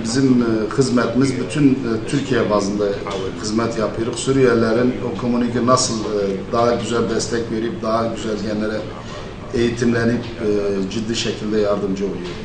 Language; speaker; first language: Turkish; non-native, fluent; Arabic